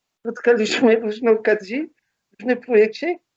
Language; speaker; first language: Polish; non-native, learner; French